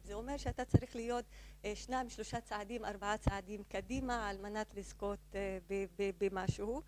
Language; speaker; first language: Hebrew; non-native, local second language; Arabic